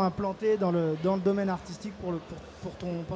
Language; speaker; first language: French; native; French